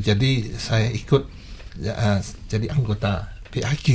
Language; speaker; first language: Indonesian; non-native, local second language; Javanese